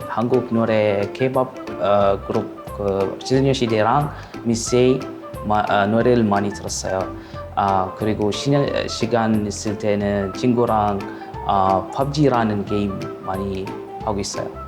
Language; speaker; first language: Korean; non-native, learner; Arabic